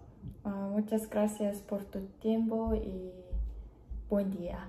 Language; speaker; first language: Spanish; non-native, learner; Mongolian